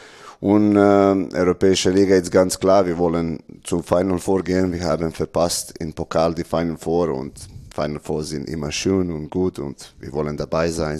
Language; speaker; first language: German; non-native, learner; Serbian